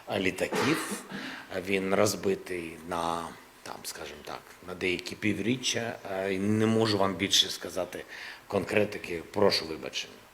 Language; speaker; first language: Ukrainian; non-native, local second language; Russian